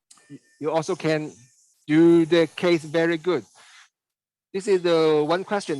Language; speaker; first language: English; non-native, learner; Chinese